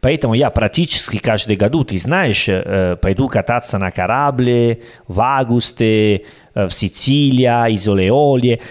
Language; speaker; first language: Russian; non-native, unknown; Italian